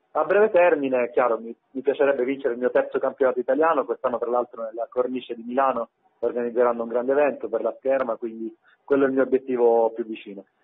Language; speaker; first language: Italian; native; Italian